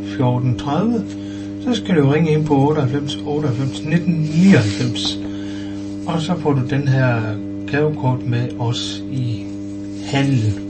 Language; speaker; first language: Danish; native; Danish